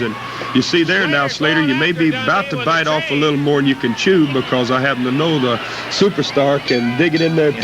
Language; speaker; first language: English; native; English